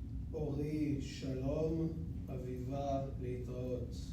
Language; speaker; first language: Hebrew; non-native, learner; English